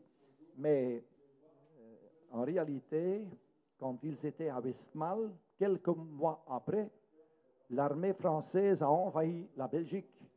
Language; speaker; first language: French; non-native, local second language; Dutch